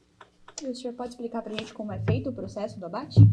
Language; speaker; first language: Portuguese; native; Portuguese